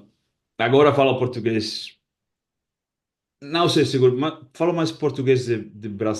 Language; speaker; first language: Portuguese; non-native, fluent; Basque